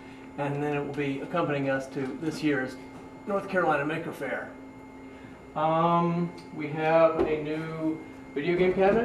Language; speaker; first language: English; native; English